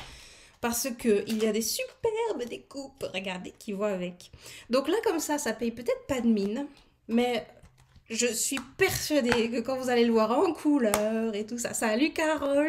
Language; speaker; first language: French; native; French